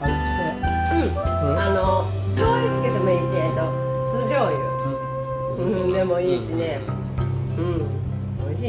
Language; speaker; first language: Japanese; native; Japanese